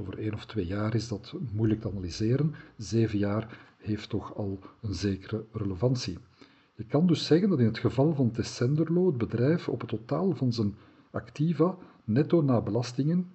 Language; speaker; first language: Dutch; native; Dutch